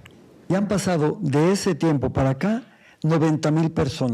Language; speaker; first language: Spanish; native; Spanish